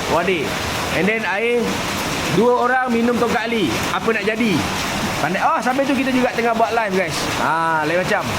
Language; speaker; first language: Malay; native; Malay